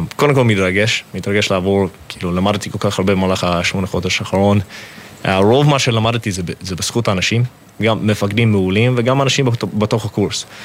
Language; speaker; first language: Hebrew; non-native, fluent; English